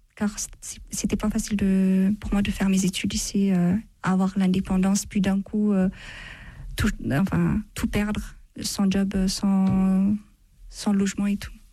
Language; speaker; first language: French; non-native, fluent; Amharic